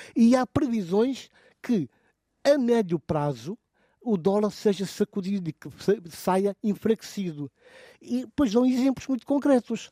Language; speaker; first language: Portuguese; non-native, local second language; Upper Guinea Crioulo